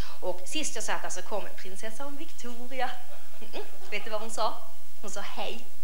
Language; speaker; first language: Swedish; native; Swedish